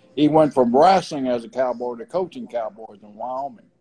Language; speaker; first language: English; native; English